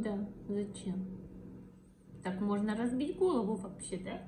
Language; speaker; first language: Russian; native; Russian